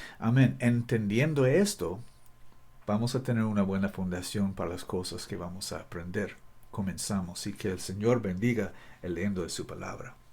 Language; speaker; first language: Spanish; non-native, fluent; English